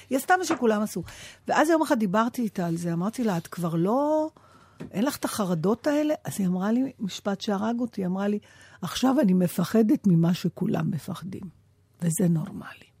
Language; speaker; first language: Hebrew; native; Hebrew